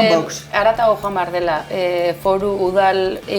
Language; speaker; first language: Basque; native; Basque